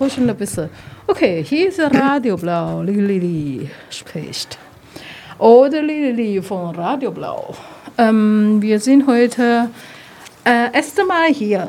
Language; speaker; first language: German; non-native, learner; Chinese